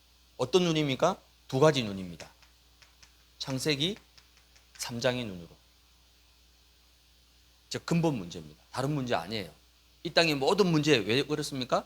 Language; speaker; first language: Korean; native; Korean